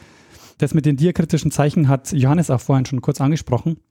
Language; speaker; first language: German; native; German